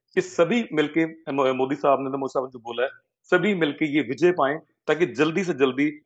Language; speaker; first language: Hindi; native; Hindi